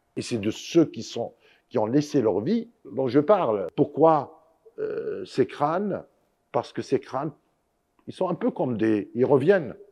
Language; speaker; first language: French; non-native, local second language; Arabic